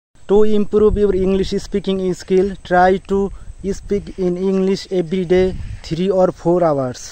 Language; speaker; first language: English; non-native, learner; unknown